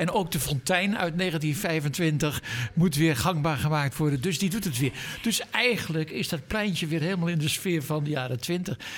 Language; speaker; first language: Dutch; native; Dutch